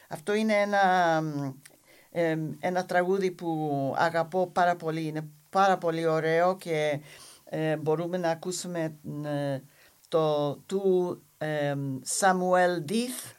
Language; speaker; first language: Greek; non-native, learner; English